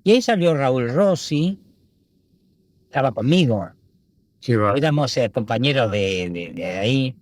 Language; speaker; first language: Spanish; early bilingual, other home language; Italian